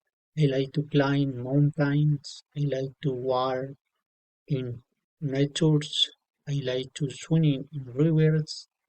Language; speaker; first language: English; non-native, learner; Spanish